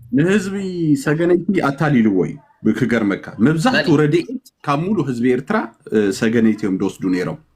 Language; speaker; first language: Tigrinya; early bilingual, heritage; Tigrinya